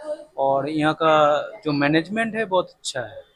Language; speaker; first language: Hindi; non-native, local second language; Bangla